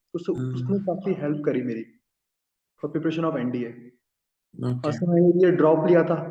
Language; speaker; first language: Hindi; native; Hindi